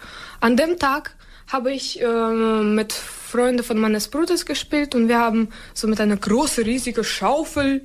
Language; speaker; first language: German; non-native, learner; Ukrainian